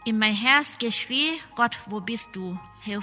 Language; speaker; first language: German; non-native, learner; Thai